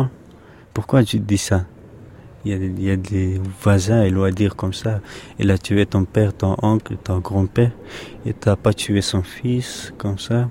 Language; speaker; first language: French; non-native, learner; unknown